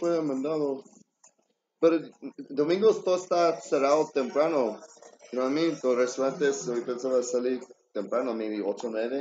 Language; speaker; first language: Spanish; early bilingual, heritage; English